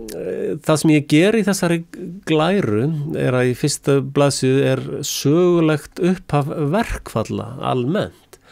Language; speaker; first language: Icelandic; native; Icelandic